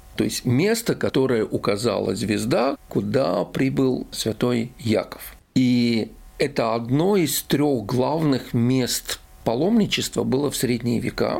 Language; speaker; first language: Russian; native; Russian